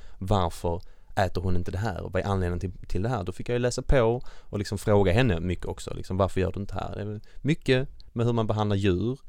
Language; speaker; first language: Swedish; native; Swedish